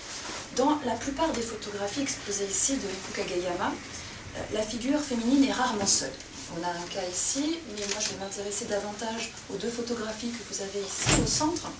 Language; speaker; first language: French; native; French